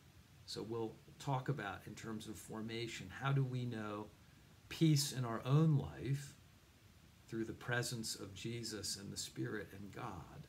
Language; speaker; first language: English; native; English